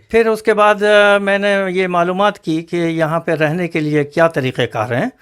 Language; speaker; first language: Urdu; native; Urdu